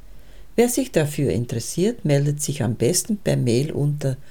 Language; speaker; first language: German; native; German